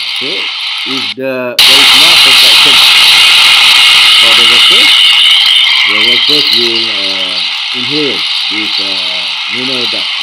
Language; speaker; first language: English; non-native, local second language; Malay